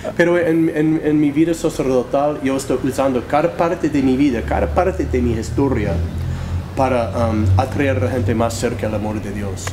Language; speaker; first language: Spanish; non-native, fluent; English